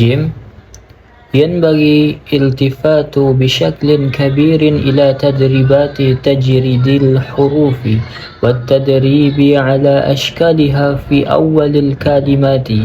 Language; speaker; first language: Arabic; non-native, learner; Indonesian